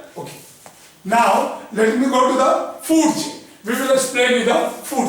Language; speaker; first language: English; non-native, local second language; Hindi